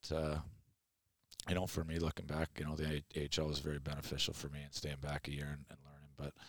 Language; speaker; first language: English; native; English